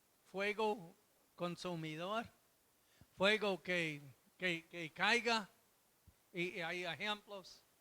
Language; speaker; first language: Spanish; non-native, fluent; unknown